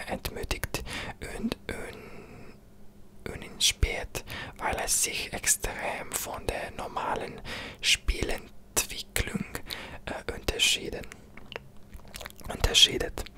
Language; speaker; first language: German; non-native, learner; English